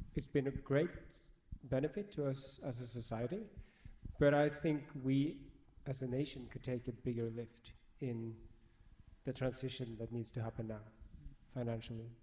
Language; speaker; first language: English; non-native, fluent; Norwegian